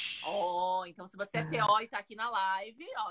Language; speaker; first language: Portuguese; native; Portuguese